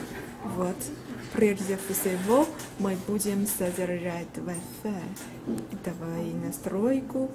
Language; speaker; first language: Russian; non-native, learner; Chinese